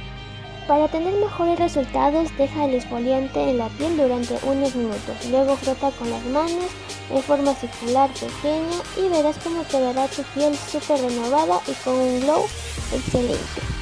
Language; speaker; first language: Spanish; native; Spanish